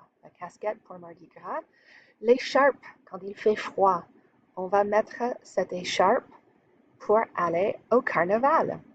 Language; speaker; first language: French; non-native, fluent; English